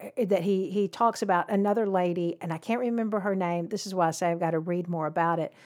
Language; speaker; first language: English; native; English